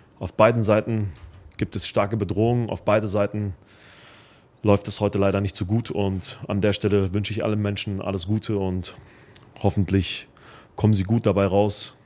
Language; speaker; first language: German; early bilingual, other home language; Arabic